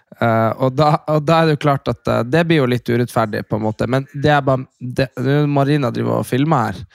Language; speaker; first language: Norwegian; native; Norwegian